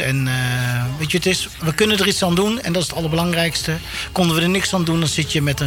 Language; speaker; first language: Dutch; native; Dutch